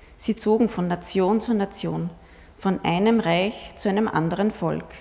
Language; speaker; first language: German; native; German